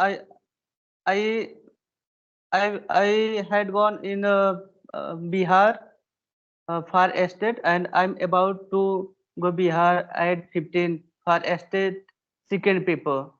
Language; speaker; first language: English; non-native, learner; Hindi